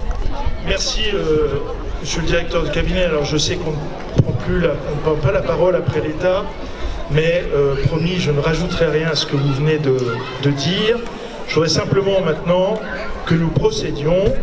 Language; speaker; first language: French; native; French